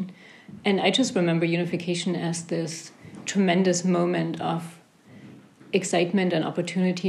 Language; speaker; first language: English; non-native, fluent; German